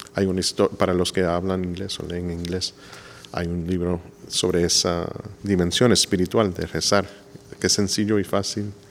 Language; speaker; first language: Spanish; non-native, fluent; English